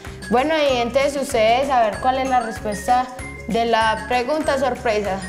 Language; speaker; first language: Spanish; native; Spanish